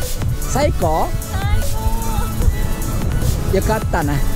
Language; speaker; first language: Japanese; non-native, fluent; Indonesian